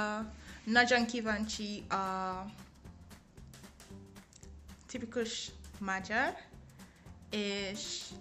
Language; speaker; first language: Hungarian; non-native, learner; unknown